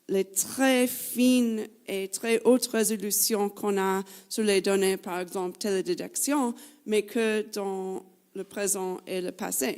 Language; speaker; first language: French; non-native, fluent; English